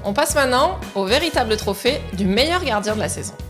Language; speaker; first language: French; native; French